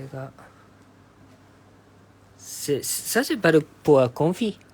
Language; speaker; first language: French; non-native, learner; Japanese